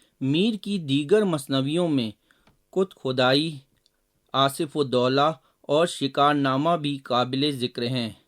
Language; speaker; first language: Urdu; native; Urdu